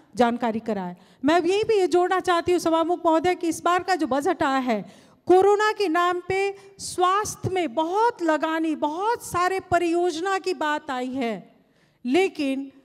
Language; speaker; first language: Hindi; non-native, local second language; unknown